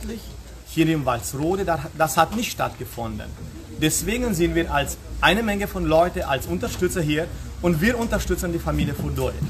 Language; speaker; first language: German; non-native, fluent; Romanian